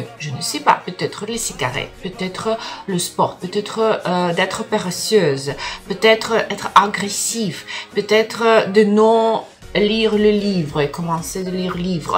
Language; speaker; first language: French; non-native, learner; Russian